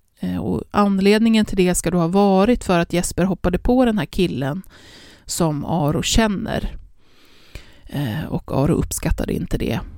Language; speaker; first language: Swedish; native; Swedish